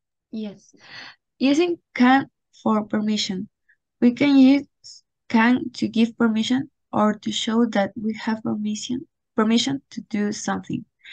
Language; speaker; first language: English; non-native, learner; Spanish